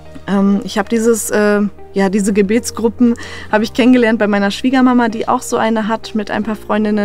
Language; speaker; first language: German; native; German